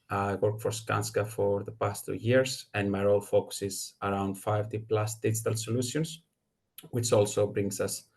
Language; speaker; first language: English; non-native, fluent; Greek